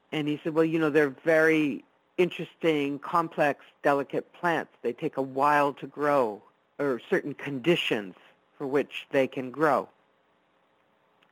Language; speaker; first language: English; non-native, fluent; Italian